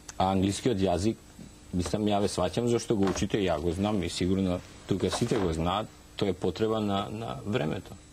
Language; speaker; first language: Macedonian; non-native, local second language; Albanian